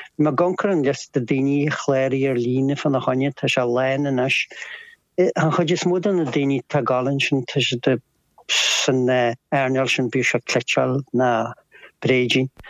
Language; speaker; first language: Irish; native; Irish